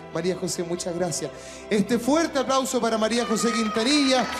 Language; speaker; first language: Spanish; native; Spanish